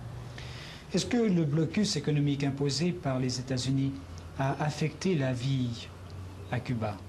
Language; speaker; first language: French; native; French